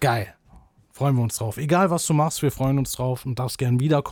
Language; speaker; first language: German; native; German